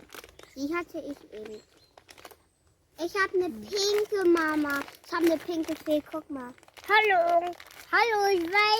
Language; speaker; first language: German; early bilingual, other home language; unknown